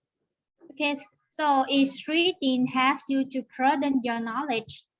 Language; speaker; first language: English; non-native, learner; Vietnamese